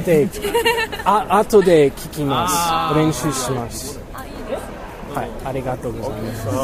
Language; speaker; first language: Japanese; non-native, learner; English